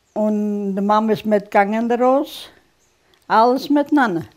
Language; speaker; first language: German; early bilingual, heritage; German